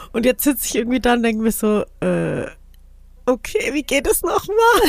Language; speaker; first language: German; native; German